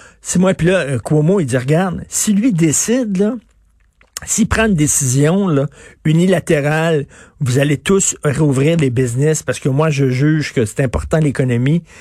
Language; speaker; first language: French; native; French